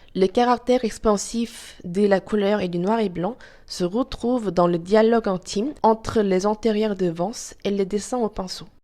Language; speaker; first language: French; non-native, fluent; Korean